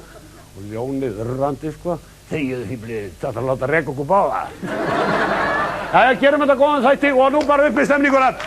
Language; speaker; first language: Icelandic; native; Icelandic